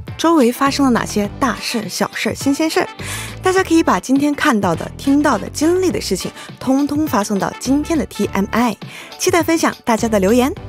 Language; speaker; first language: Chinese; native; Chinese